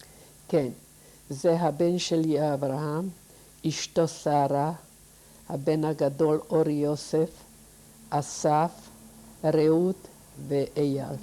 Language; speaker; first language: Hebrew; non-native, fluent; Yiddish